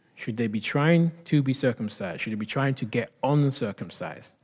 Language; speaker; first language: English; non-native, local second language; Yoruba